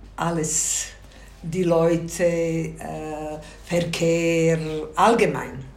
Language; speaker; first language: German; non-native, fluent; Bosnian